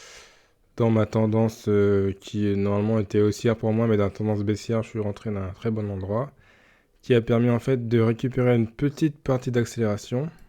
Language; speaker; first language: French; native; French